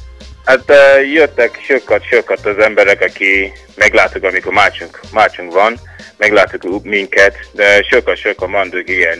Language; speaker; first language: Hungarian; non-native, learner; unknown